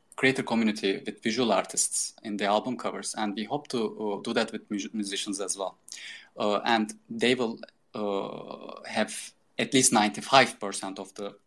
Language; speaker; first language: English; non-native, fluent; Turkish